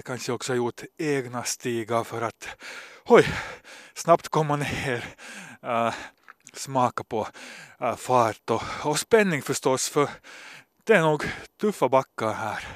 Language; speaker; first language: Swedish; native; Swedish